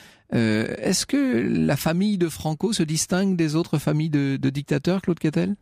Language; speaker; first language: French; native; French